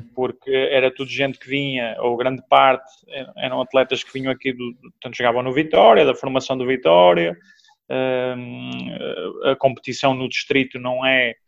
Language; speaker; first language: Portuguese; native; Portuguese